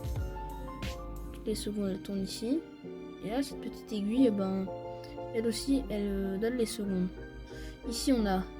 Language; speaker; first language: French; native; French